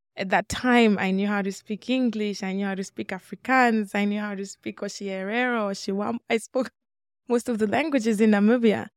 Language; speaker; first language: English; non-native, local second language; Swahili